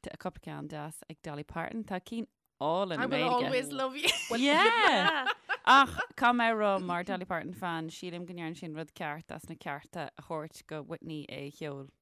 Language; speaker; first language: Irish; native; Irish